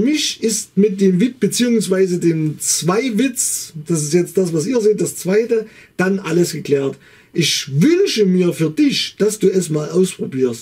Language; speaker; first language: German; native; German